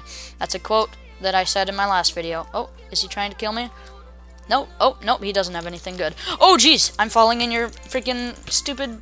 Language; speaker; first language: English; native; English